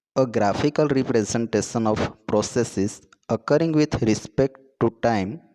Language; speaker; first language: English; non-native, local second language; Gujarati